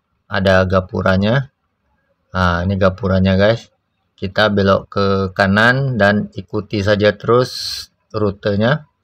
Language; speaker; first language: Indonesian; native; Indonesian